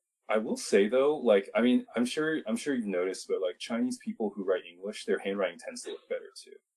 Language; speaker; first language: English; early bilingual, other home language; Chinese